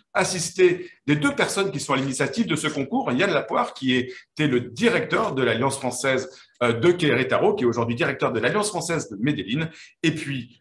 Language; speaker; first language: French; native; French